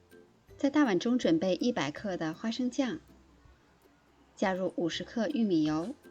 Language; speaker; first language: Chinese; native; Chinese